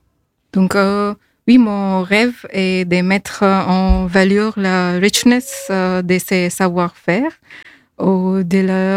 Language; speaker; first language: French; non-native, learner; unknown